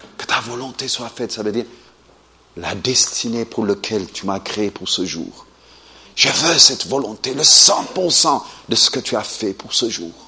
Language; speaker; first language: French; non-native, fluent; Amharic